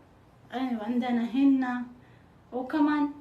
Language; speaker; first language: Arabic; non-native, fluent; Amharic